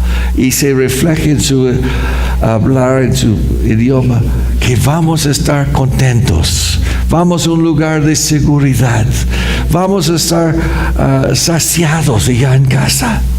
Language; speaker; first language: Spanish; non-native, fluent; English